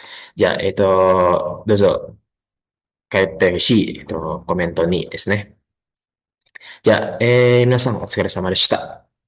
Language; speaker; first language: Japanese; non-native, learner; Indonesian